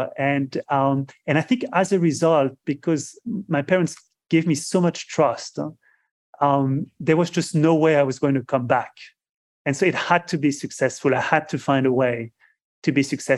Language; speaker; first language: English; non-native, fluent; French